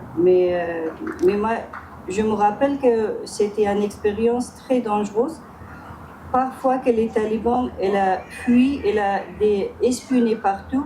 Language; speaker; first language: French; non-native, fluent; Persian